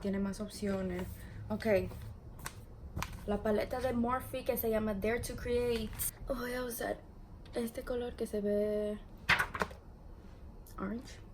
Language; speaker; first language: Spanish; early bilingual, heritage; English